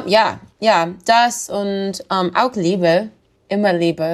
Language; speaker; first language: German; non-native, learner; English